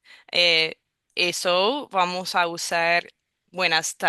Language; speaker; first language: Spanish; non-native, fluent; English